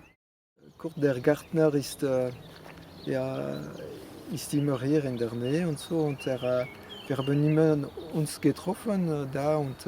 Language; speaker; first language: German; non-native, fluent; French